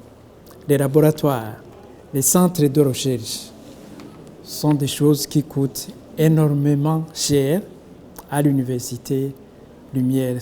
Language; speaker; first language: French; non-native, local second language; Rundi